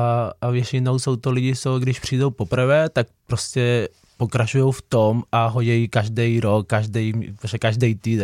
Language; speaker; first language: Czech; non-native, fluent; Spanish